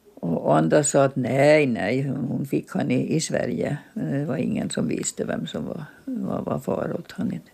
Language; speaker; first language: Swedish; native; Swedish